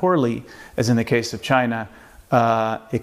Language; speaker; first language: English; early bilingual, other home language; Spanish